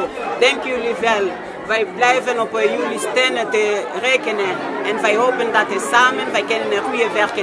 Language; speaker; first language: Dutch; non-native, fluent; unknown